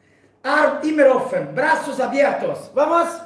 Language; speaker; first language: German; non-native, fluent; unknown